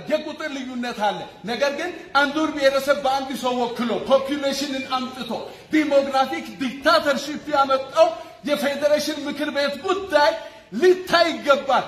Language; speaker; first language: Amharic; non-native, local second language; Wolaytta